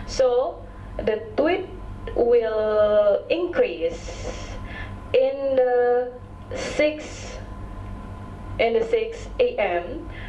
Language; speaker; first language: English; non-native, local second language; Indonesian